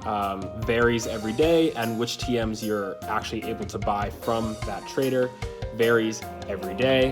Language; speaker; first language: English; native; English